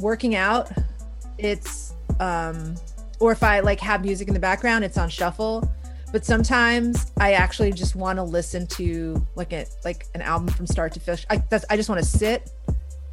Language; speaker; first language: English; early bilingual, other home language; Persian